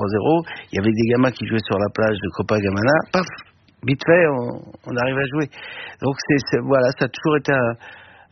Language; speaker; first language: French; native; French